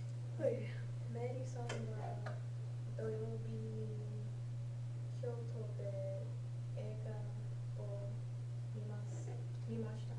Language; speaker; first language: Japanese; non-native, learner; English